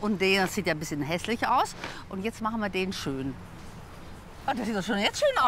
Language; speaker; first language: German; native; German